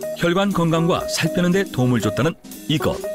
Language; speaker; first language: Korean; native; Korean